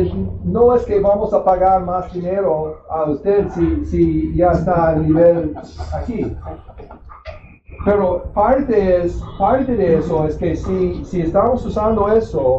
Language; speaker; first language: Spanish; non-native, fluent; English